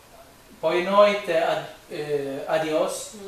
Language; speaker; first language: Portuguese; non-native, learner; Swedish